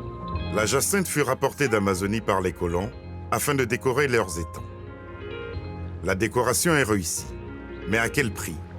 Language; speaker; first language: French; native; French